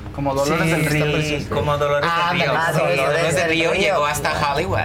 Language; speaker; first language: Spanish; early bilingual, heritage; Spanish